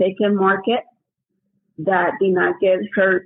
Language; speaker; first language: English; non-native, fluent; Spanish